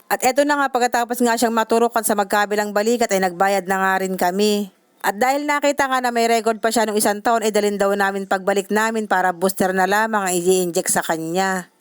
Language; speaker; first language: Filipino; native; Filipino